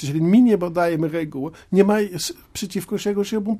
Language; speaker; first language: Polish; non-native, fluent; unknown